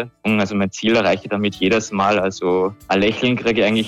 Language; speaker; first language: German; native; German